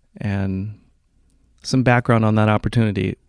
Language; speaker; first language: English; native; English